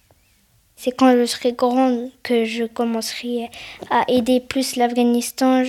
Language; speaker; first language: French; early bilingual, other home language; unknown